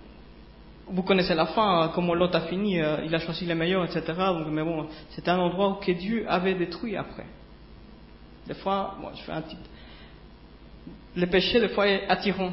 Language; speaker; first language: French; native; French